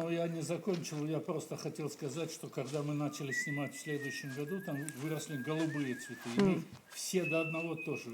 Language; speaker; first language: Russian; native; Russian